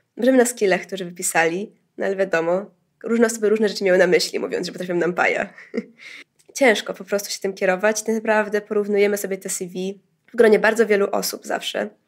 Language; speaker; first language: Polish; native; Polish